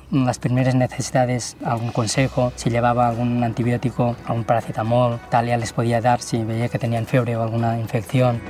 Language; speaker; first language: Spanish; early bilingual, other home language; Nepali